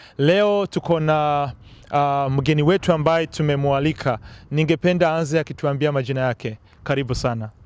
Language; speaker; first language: Swahili; non-native, local second language; Kinyarwanda